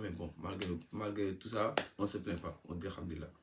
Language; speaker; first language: French; non-native, local second language; Wolof